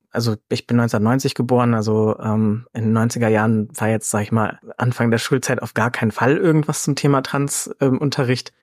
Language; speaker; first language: German; native; German